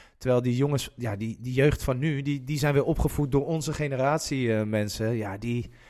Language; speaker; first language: Dutch; early bilingual, other home language; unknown